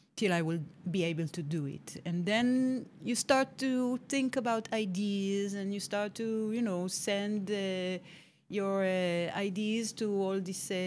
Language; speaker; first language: English; non-native, fluent; Hebrew